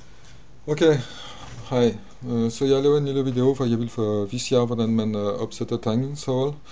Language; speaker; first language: Danish; non-native, fluent; French